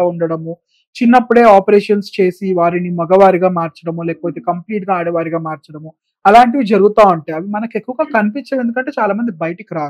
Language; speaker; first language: Telugu; native; Telugu